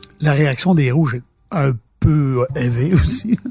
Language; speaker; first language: French; native; French